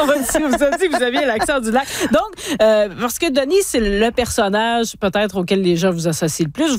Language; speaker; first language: French; native; French